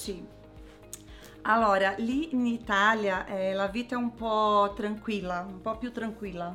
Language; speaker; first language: Italian; non-native, learner; Portuguese